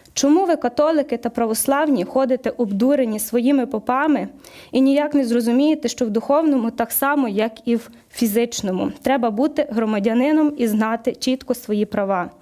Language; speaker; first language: Ukrainian; native; Ukrainian